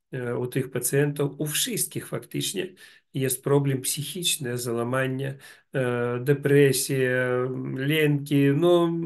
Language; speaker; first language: Polish; non-native, learner; Russian